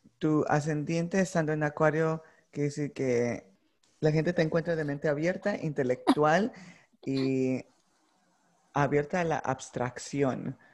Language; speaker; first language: Spanish; early bilingual, heritage; Spanish